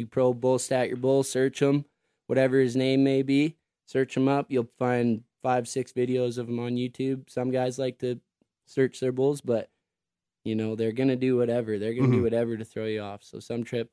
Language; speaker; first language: English; native; English